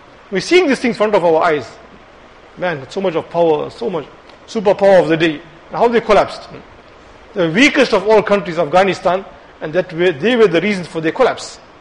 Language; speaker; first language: English; native; English